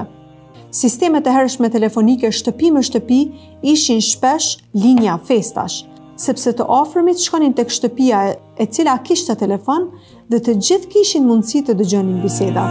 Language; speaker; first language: Albanian; native; Albanian